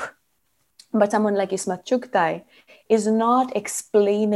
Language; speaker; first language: English; non-native, local second language; Kannada